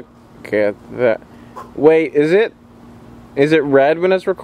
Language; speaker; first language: English; native; English